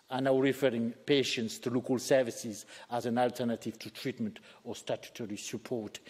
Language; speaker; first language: English; native; English